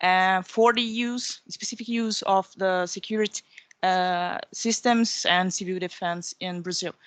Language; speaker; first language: English; non-native, fluent; Portuguese